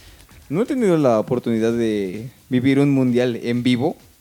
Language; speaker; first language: Spanish; native; Spanish